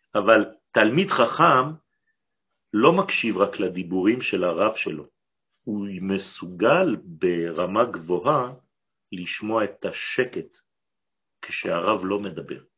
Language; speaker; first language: Hebrew; non-native, fluent; French